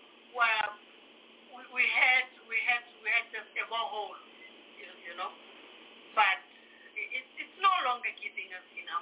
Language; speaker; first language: English; non-native, local second language; Southern Sotho